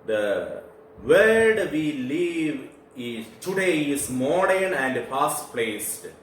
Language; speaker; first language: English; non-native, local second language; Malayalam